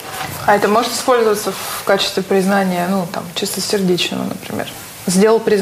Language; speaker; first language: Russian; native; Russian